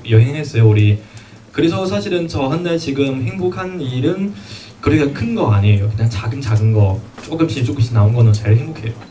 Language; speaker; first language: Korean; non-native, fluent; Chinese